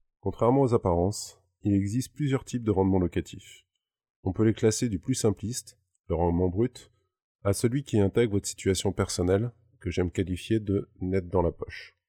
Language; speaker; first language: French; native; French